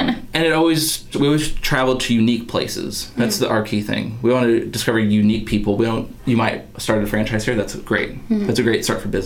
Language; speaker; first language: English; native; English